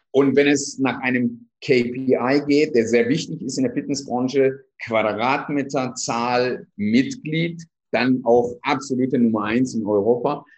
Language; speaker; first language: German; non-native, fluent; Persian